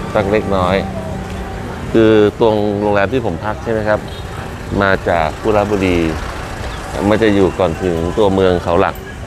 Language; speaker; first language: Thai; native; Thai